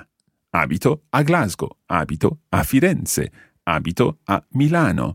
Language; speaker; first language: Italian; non-native, fluent; English